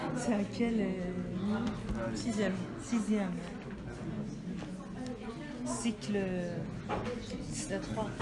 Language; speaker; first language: French; non-native, learner; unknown